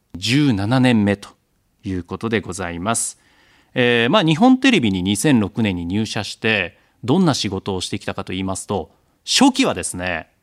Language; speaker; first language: Japanese; native; Japanese